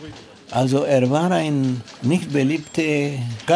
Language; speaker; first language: German; non-native, learner; Romanian